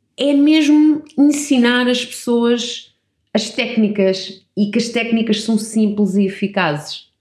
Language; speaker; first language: Portuguese; early bilingual, other home language; English